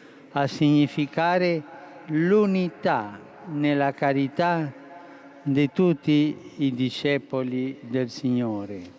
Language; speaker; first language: Italian; non-native, fluent; Spanish